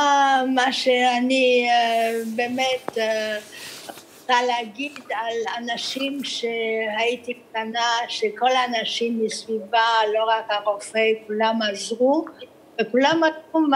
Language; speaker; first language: Hebrew; early bilingual, other home language; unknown